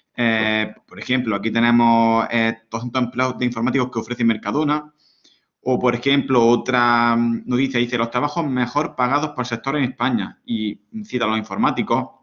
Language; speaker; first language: Spanish; native; Spanish